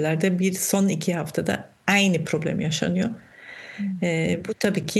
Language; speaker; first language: Turkish; non-native, fluent; German